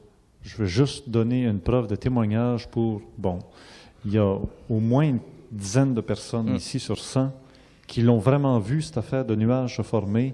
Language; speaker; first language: French; native; French